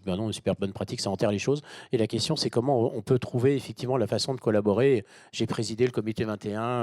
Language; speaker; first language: French; native; French